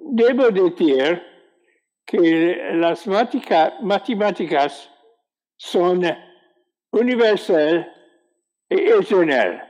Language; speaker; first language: Spanish; non-native, learner; English